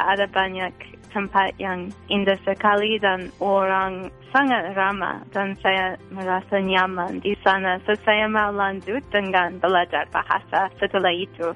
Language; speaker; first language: Indonesian; non-native, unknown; English